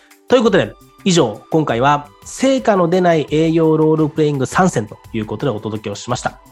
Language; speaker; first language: Japanese; native; Japanese